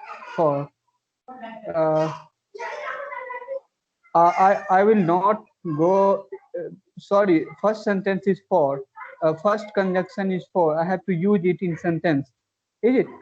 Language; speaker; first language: English; non-native, learner; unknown